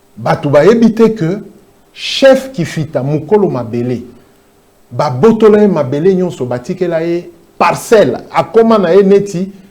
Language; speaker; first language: Lingala; non-native, local second language; Swahili